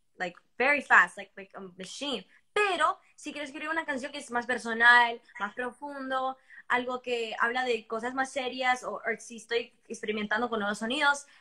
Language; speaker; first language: Spanish; early bilingual, heritage; Spanish